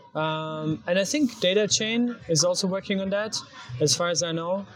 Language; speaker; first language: English; non-native, fluent; German